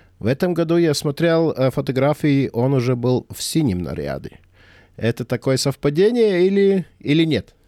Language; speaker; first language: Russian; non-native, fluent; Latvian